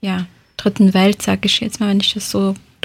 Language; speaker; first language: German; early bilingual, other home language; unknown